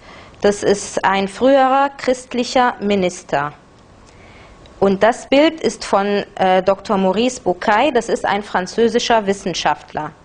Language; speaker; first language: German; non-native, fluent; Arabic